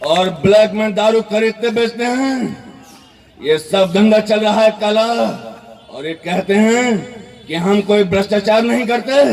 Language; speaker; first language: Hindi; native; Hindi